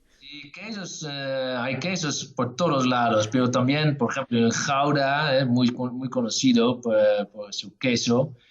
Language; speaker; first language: Spanish; non-native, fluent; Dutch